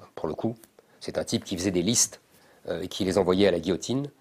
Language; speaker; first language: French; native; French